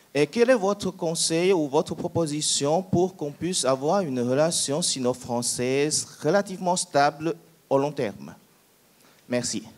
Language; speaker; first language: French; non-native, fluent; Chinese